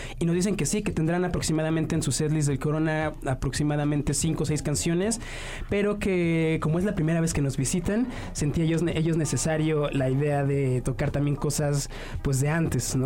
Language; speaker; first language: Spanish; native; Spanish